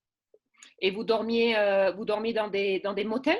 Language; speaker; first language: French; native; French